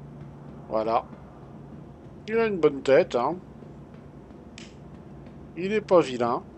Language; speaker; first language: French; native; French